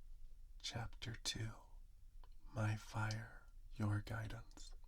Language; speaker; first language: English; native; English